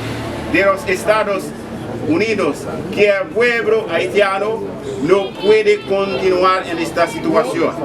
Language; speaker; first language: Spanish; non-native, learner; Haitian Creole